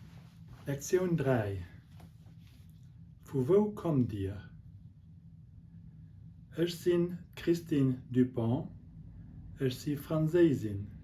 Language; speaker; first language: German; non-native, local second language; Luxembourgish